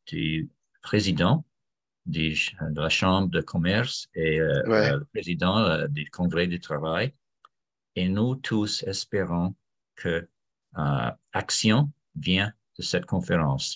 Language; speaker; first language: French; non-native, fluent; English